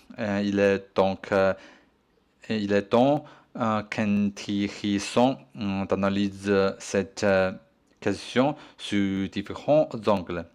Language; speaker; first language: French; non-native, learner; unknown